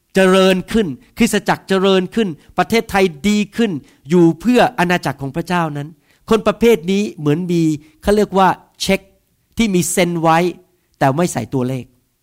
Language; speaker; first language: Thai; native; Thai